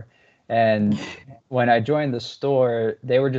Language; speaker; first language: English; native; English